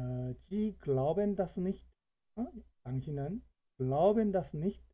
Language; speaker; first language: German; non-native, fluent; Korean